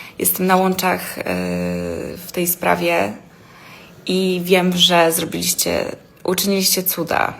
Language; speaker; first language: Polish; native; Polish